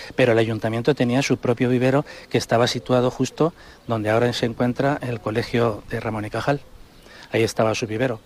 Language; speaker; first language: Spanish; native; Spanish